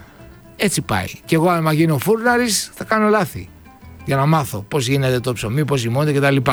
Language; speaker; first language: Greek; native; Greek